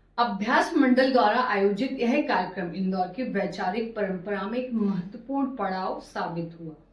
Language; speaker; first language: Hindi; native; Hindi